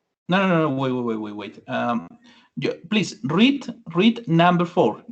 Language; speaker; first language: English; non-native, learner; Spanish